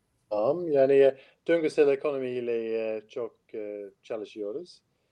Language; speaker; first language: Turkish; non-native, learner; English